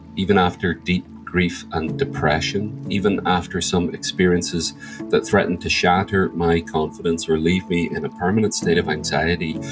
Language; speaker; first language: English; native; English